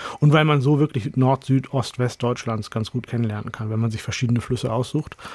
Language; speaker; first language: German; early bilingual, other home language; Urdu